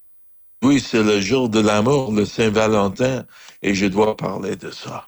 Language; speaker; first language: French; non-native, fluent; English